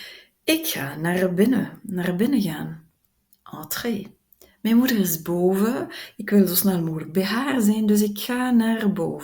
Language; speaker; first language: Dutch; non-native, local second language; French